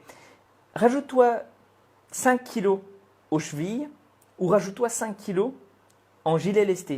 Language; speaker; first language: French; native; French